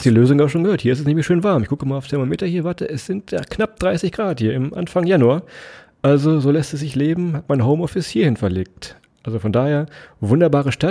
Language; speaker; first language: German; native; German